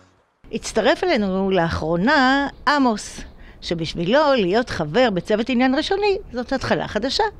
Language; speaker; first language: Hebrew; native; Hebrew